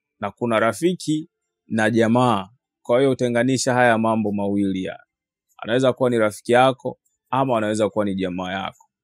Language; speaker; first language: Swahili; native; Swahili